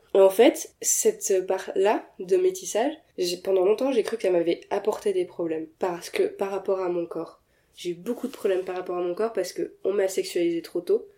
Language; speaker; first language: French; native; French